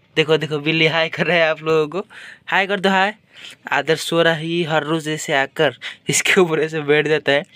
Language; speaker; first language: Hindi; non-native, local second language; Odia